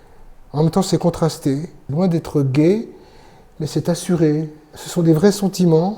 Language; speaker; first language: French; native; French